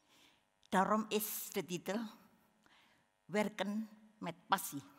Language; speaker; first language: Dutch; non-native, learner; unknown